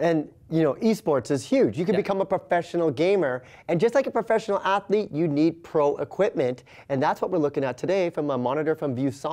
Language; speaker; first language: English; native; English